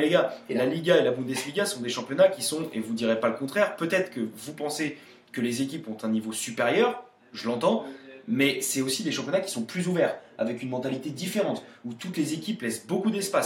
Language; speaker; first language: French; native; French